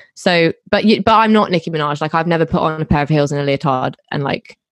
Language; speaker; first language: English; native; English